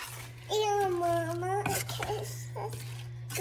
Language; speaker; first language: English; native; English